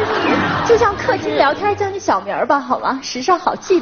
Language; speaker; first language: Chinese; native; Chinese